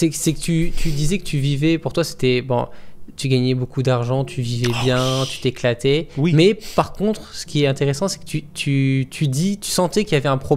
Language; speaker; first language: French; native; French